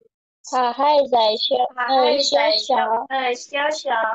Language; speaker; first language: Chinese; non-native, learner; Urdu